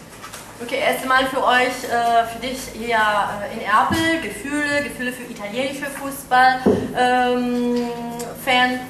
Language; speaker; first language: German; non-native, fluent; Italian